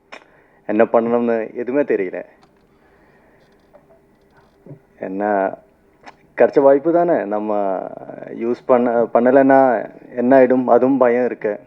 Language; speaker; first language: Tamil; non-native, fluent; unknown